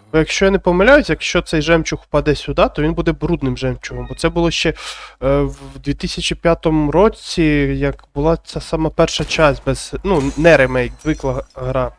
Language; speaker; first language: Ukrainian; non-native, local second language; Russian